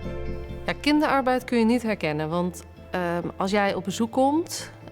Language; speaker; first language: Dutch; native; Dutch